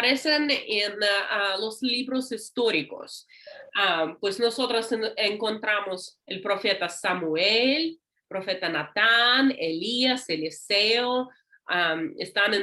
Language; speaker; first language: Spanish; non-native, learner; English